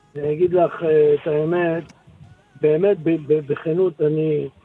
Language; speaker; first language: Hebrew; native; Hebrew